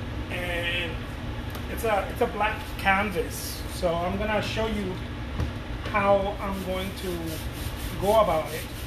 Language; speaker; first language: English; non-native, fluent; Spanish